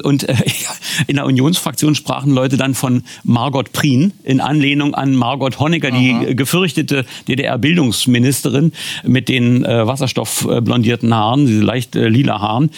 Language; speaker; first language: German; native; German